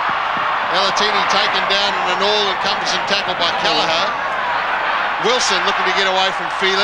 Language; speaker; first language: English; native; English